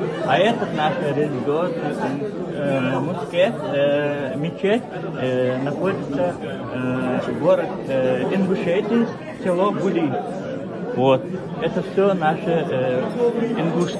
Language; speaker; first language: Russian; non-native, local second language; Ingush